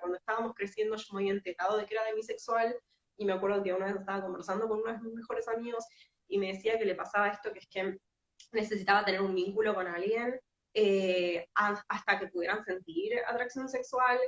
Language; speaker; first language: Spanish; native; Spanish